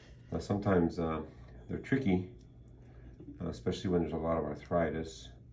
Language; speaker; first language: English; early bilingual, other home language; Spanish